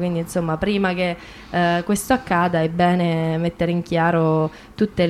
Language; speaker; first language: Italian; native; Italian